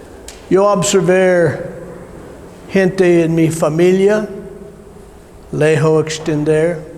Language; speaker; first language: Spanish; non-native, learner; English